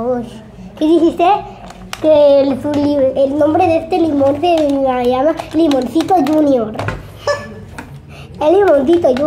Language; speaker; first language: Spanish; native; Spanish